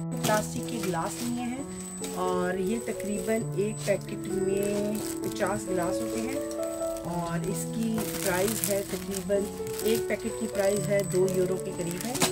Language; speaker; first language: Urdu; native; Urdu